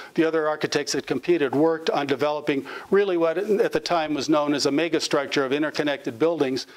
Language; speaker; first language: English; native; English